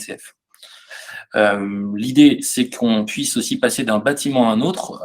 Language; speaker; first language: French; native; French